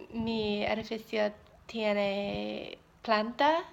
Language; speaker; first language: Spanish; non-native, learner; English